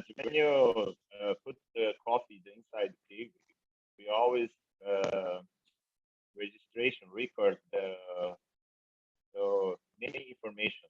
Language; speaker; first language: English; non-native, learner; Portuguese